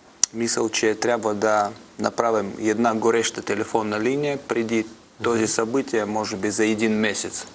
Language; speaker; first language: Bulgarian; non-native, fluent; Russian